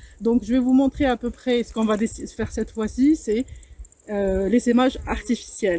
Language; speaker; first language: French; non-native, local second language; Arabic